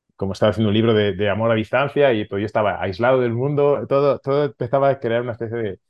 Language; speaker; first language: Spanish; non-native, local second language; Catalan